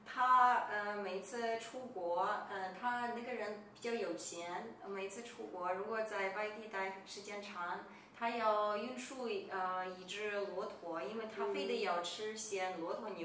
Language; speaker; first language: Chinese; non-native, fluent; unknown